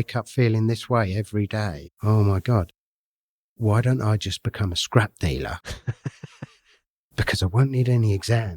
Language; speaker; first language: English; native; English